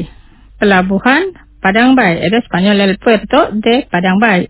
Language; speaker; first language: Spanish; non-native, fluent; Indonesian